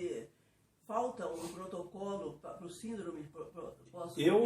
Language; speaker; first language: Portuguese; native; Portuguese